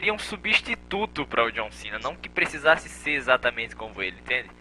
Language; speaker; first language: Portuguese; native; Portuguese